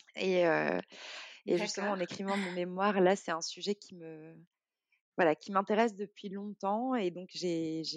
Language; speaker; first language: French; native; French